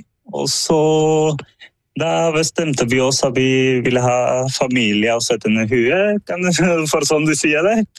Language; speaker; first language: Norwegian; non-native, fluent; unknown